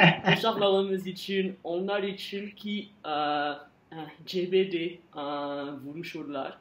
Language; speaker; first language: Azerbaijani; non-native, learner; French